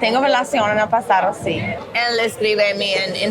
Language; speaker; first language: Spanish; non-native, learner; English